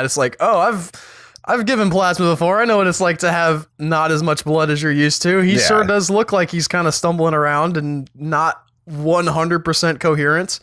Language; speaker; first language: English; native; English